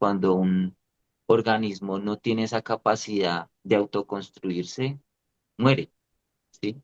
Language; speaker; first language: Spanish; native; Spanish